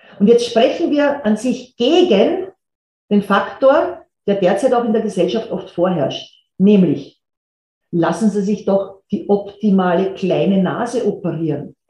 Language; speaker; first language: German; native; German